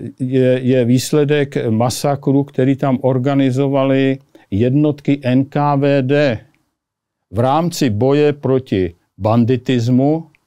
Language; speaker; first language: Czech; native; Czech